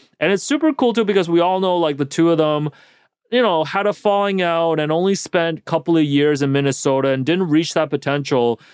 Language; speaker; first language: English; native; English